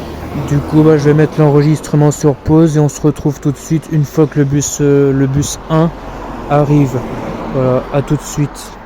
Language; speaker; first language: French; native; French